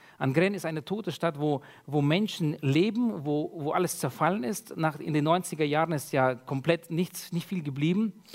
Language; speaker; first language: German; early bilingual, other home language; Russian